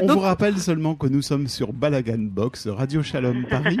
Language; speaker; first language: French; native; French